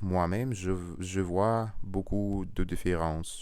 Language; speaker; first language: French; non-native, learner; Russian